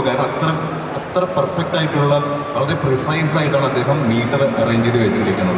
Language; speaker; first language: Malayalam; native; Malayalam